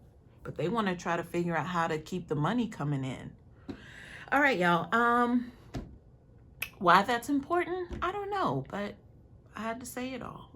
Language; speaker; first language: English; native; English